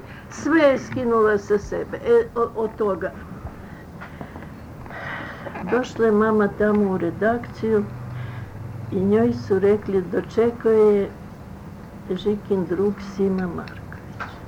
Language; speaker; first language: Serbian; early bilingual, other home language; Russian